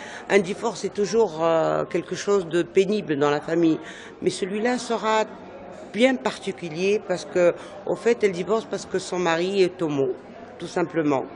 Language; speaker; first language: French; non-native, local second language; Arabic